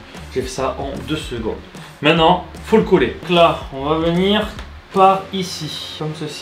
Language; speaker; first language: French; native; French